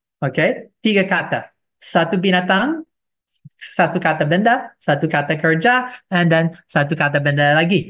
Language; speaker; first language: Indonesian; non-native, fluent; English